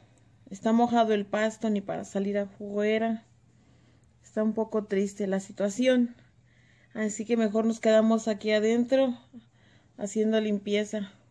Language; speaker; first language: Spanish; native; Spanish